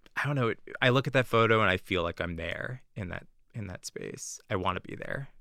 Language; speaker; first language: English; native; English